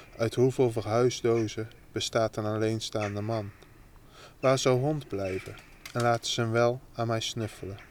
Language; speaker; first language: Dutch; native; Dutch